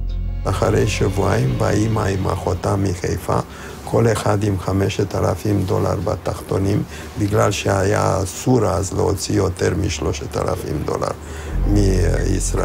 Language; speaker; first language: Hebrew; non-native, fluent; Romanian